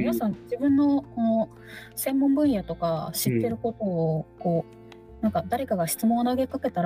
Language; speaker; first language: Japanese; native; Japanese